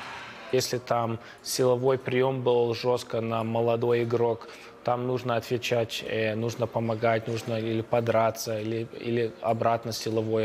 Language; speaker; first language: Russian; early bilingual, heritage; Russian